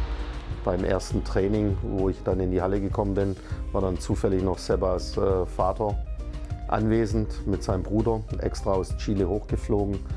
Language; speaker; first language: German; native; German